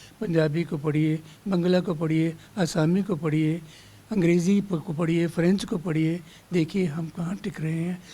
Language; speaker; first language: Hindi; non-native, local second language; Dogri